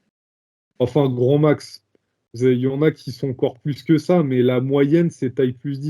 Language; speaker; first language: French; native; French